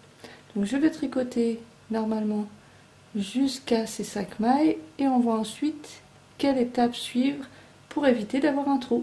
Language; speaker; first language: French; native; French